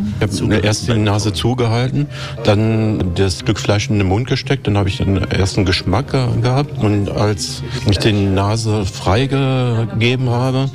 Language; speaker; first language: German; native; German